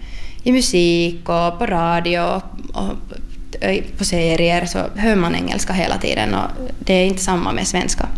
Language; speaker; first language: Swedish; non-native, local second language; Finnish